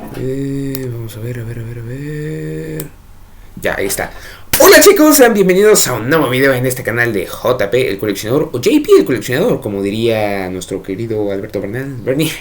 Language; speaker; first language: Spanish; native; Spanish